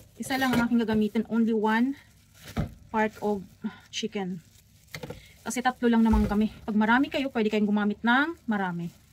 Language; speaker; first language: Filipino; non-native, local second language; Cebuano